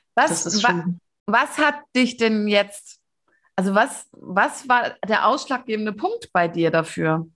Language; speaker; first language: German; native; German